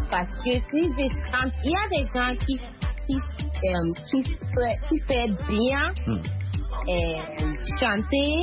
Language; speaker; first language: French; non-native, learner; Akan